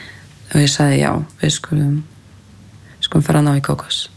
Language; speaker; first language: Icelandic; non-native, fluent; Polish